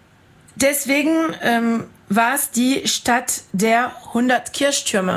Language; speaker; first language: German; non-native, fluent; French